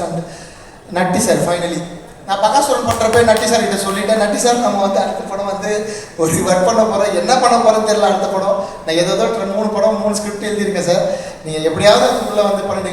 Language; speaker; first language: Tamil; native; Tamil